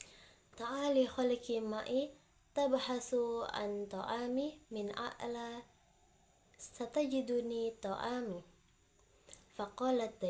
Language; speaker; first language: Arabic; non-native, learner; Indonesian